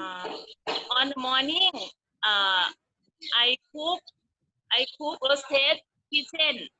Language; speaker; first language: English; non-native, learner; Thai